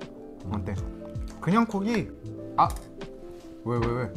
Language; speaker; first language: Korean; non-native, learner; Russian